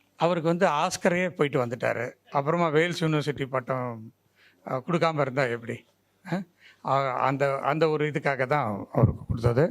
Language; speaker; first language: Tamil; native; Tamil